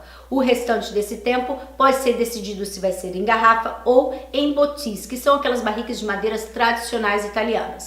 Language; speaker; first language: Portuguese; native; Portuguese